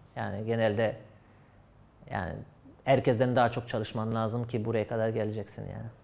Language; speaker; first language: Turkish; non-native, fluent; French